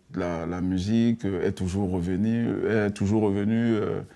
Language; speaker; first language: French; non-native, local second language; Duala